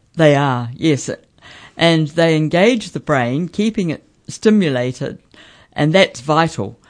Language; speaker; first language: English; native; English